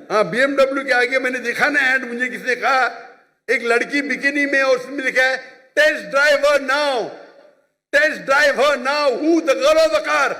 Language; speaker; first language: Urdu; non-native, local second language; Konkani